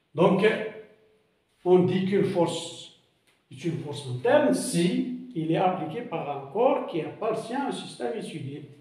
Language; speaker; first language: French; non-native, local second language; Arabic